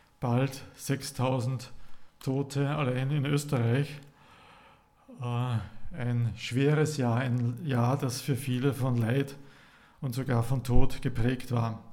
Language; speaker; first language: German; native; German